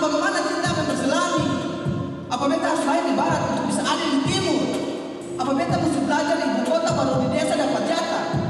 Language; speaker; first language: Indonesian; native; Indonesian